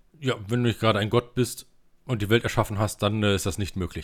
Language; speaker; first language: German; native; German